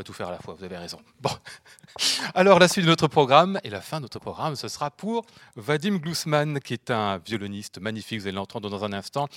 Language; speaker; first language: French; native; French